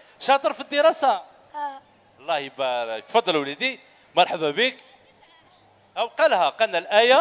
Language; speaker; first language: Arabic; native; Arabic